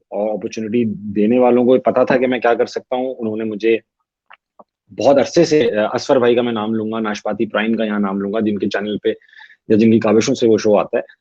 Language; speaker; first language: Urdu; native; Urdu